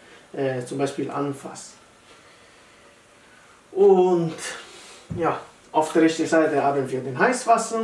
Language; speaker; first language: German; non-native, learner; Italian